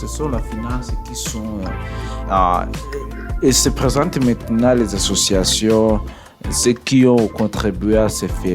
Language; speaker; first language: French; non-native, learner; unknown